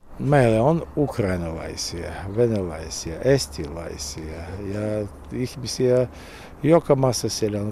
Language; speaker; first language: Finnish; non-native, learner; Russian